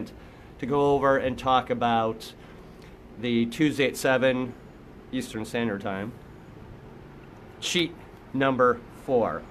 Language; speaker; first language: English; native; English